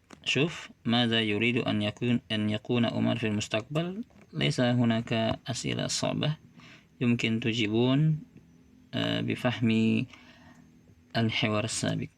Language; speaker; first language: Arabic; non-native, fluent; Indonesian